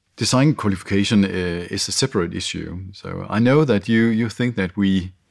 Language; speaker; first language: English; non-native, fluent; Danish